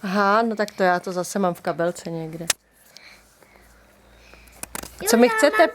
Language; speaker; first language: Czech; native; Czech